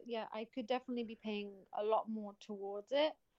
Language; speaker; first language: English; native; English